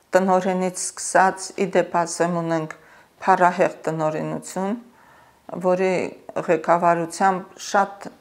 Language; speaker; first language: Armenian; native; Armenian